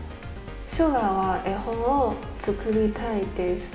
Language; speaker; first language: Japanese; non-native, learner; Chinese